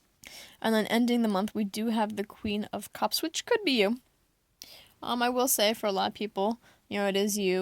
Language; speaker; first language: English; native; English